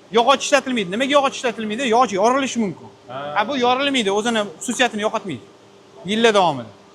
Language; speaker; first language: Uzbek; native; Uzbek